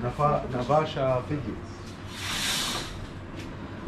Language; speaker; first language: Russian; non-native, learner; Arabic